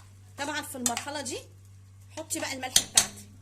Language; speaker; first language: Arabic; native; Arabic